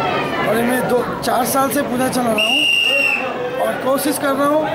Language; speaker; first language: Hindi; non-native, local second language; Bangla